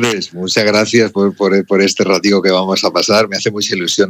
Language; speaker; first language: Spanish; native; Spanish